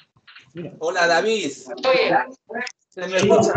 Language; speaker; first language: Spanish; native; Spanish